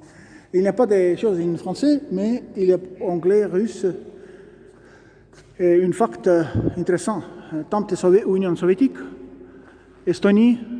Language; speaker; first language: French; non-native, learner; Estonian